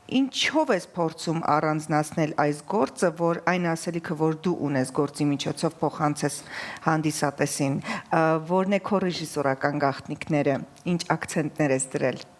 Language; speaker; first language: Armenian; native; Armenian